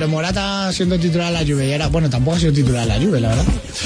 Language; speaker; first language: Spanish; native; Spanish